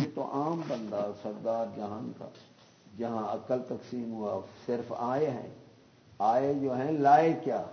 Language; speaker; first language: Urdu; non-native, local second language; Punjabi